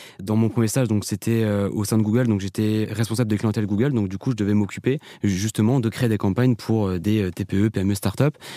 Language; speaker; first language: French; native; French